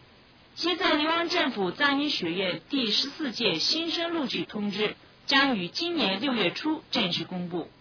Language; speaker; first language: Chinese; native; Chinese